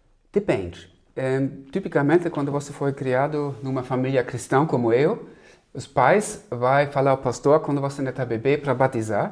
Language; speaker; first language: Portuguese; non-native, fluent; German